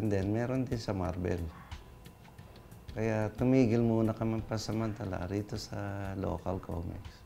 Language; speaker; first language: Filipino; native; Filipino